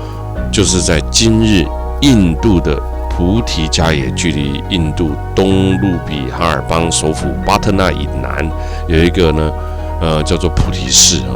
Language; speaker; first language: Chinese; native; Chinese